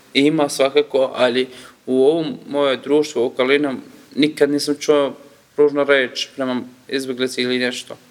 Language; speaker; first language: Serbian; non-native, learner; Kurdish